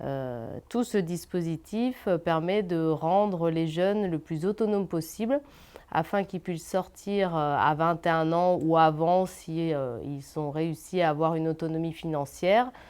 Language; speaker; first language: French; native; French